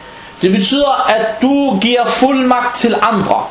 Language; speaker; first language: Danish; non-native, fluent; Arabic